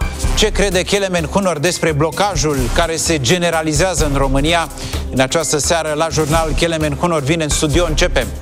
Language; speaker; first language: Romanian; native; Romanian